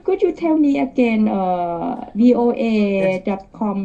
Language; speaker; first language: English; non-native, learner; Thai